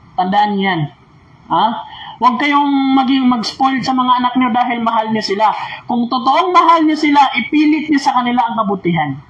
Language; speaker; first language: Filipino; non-native, local second language; Maranao